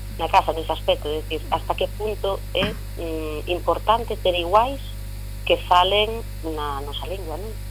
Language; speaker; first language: Galician; non-native, local second language; Spanish